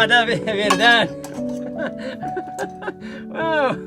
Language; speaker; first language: Spanish; non-native, learner; Arabic